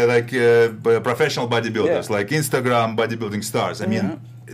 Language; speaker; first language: English; non-native, fluent; Russian